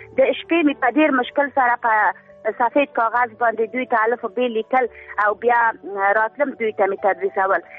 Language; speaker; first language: Pashto; native; Pashto